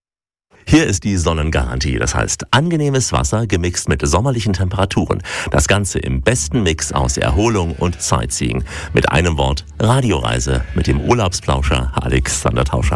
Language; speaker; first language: German; native; German